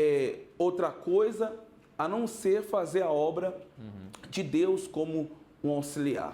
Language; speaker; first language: Portuguese; native; Portuguese